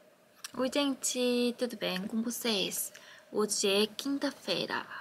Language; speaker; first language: Portuguese; non-native, learner; Korean